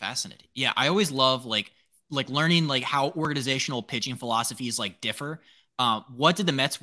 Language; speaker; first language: English; native; English